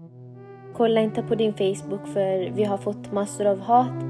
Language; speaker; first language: Swedish; non-native, fluent; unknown